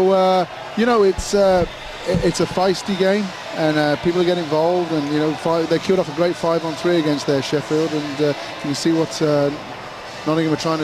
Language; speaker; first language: English; native; English